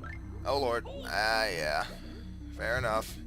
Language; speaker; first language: English; native; English